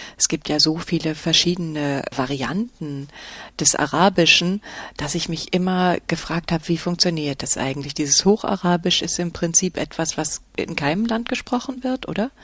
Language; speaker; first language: German; native; German